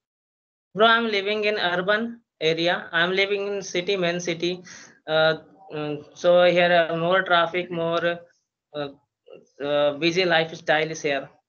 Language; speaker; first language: English; non-native, learner; Hindi